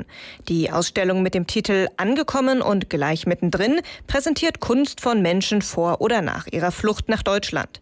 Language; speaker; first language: German; native; German